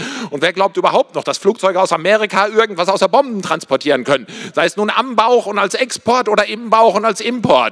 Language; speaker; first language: German; native; German